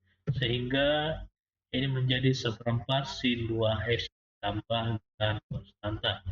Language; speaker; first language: Indonesian; native; Indonesian